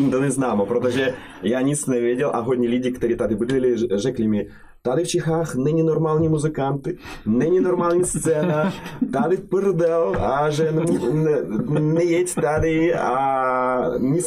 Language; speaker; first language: Czech; non-native, fluent; Russian